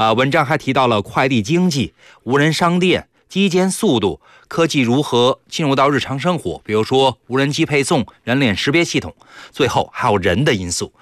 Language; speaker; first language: Chinese; native; Chinese